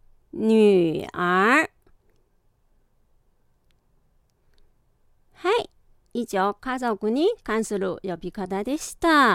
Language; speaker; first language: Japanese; non-native, fluent; Chinese